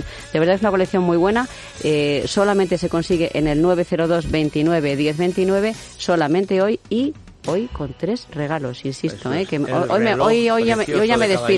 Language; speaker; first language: Spanish; native; Spanish